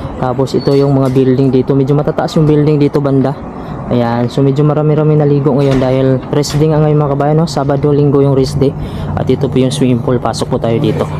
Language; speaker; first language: Filipino; non-native, local second language; Cebuano